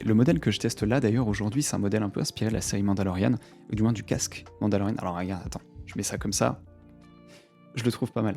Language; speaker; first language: French; native; French